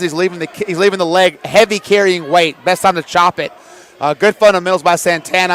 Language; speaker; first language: English; native; English